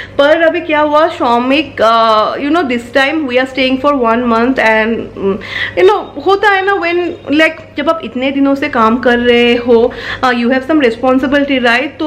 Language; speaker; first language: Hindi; non-native, local second language; Bangla